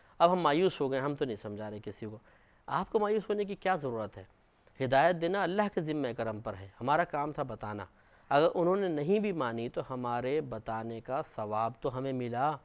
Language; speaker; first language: Urdu; native; Urdu